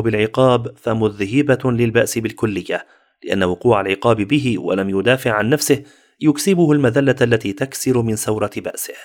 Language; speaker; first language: Arabic; native; Arabic